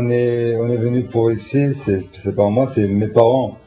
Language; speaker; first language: French; non-native, fluent; Turkish